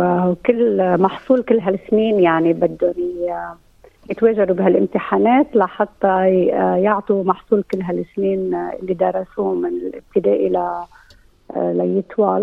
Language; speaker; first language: Arabic; native; Arabic